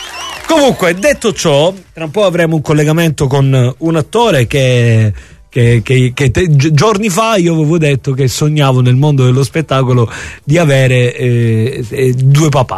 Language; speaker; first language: Italian; native; Italian